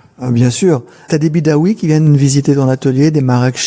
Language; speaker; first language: French; native; French